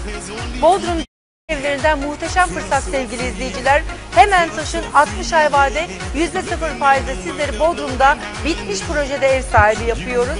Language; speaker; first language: Turkish; native; Turkish